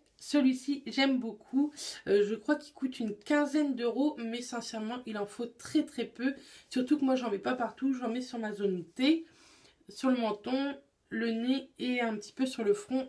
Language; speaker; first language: French; native; French